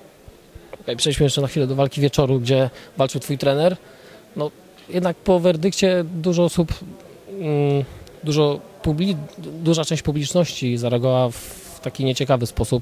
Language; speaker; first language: Polish; native; Polish